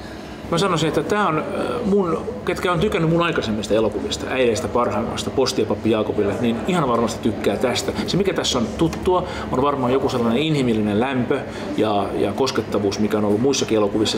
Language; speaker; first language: Finnish; native; Finnish